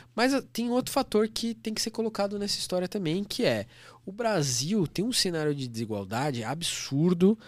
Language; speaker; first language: Portuguese; native; Portuguese